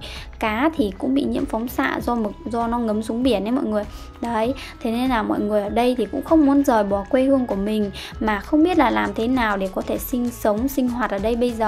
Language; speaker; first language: Vietnamese; native; Vietnamese